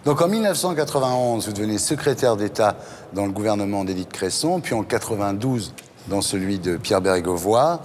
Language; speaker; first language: French; native; French